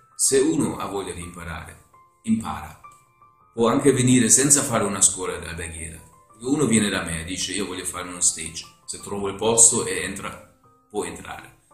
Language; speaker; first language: Italian; non-native, fluent; German